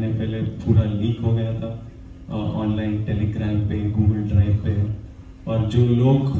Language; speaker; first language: Hindi; non-native, local second language; Telugu